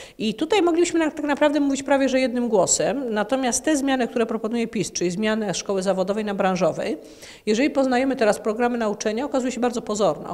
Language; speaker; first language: Polish; native; Polish